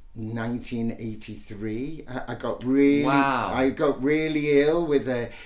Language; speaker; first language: English; native; English